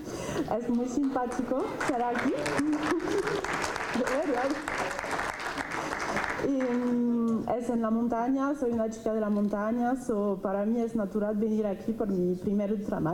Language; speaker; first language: Spanish; non-native, fluent; French